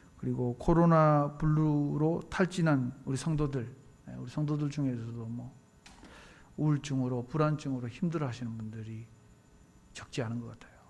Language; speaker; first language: Korean; native; Korean